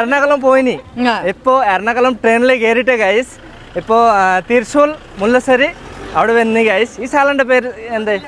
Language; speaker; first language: Malayalam; non-native, learner; Bangla